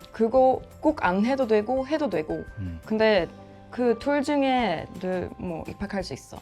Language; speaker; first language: Korean; non-native, learner; Swedish